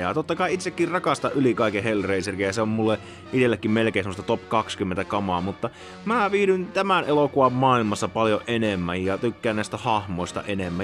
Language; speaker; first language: Finnish; native; Finnish